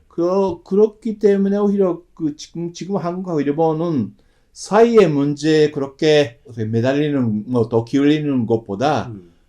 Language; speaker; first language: Korean; non-native, fluent; Japanese